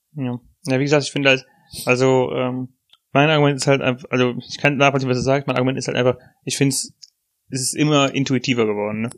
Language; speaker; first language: German; native; German